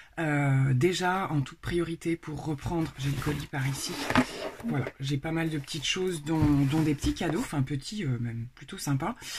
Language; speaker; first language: French; native; French